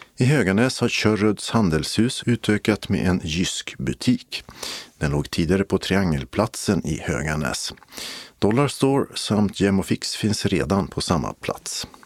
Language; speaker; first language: Swedish; native; Swedish